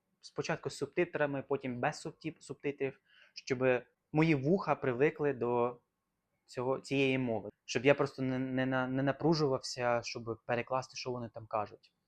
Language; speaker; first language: Ukrainian; native; Ukrainian